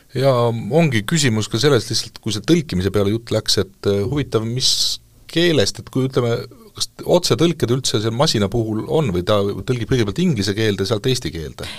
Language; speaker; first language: Estonian; native; Estonian